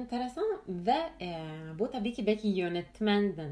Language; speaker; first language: Turkish; non-native, fluent; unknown